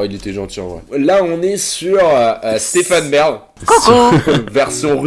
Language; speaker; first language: French; native; French